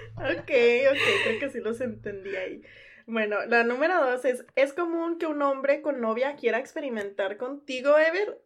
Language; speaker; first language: Spanish; early bilingual, heritage; Spanish